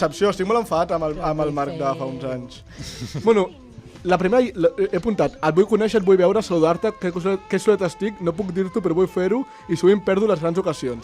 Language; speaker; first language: Catalan; native; Catalan